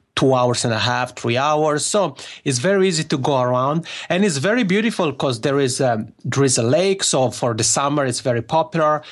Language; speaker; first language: English; non-native, fluent; Italian